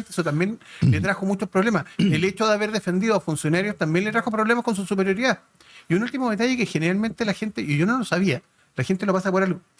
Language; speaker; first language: Spanish; native; Spanish